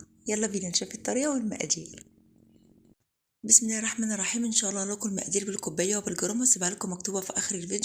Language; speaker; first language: Arabic; native; Arabic